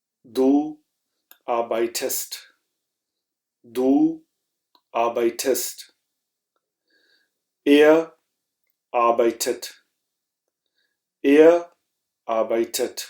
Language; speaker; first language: German; non-native, fluent; Urdu